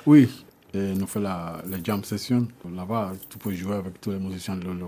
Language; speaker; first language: French; non-native, learner; Spanish